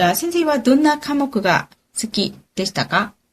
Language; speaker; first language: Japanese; non-native, learner; Korean